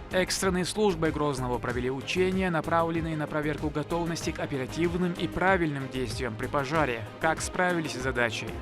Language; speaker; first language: Russian; native; Russian